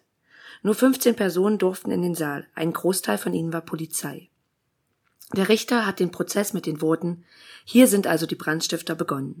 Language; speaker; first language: German; native; German